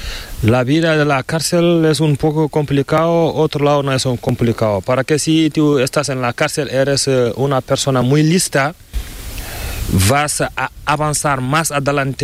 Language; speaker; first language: Spanish; non-native, learner; Fula